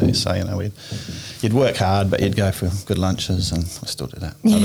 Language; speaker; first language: English; native; English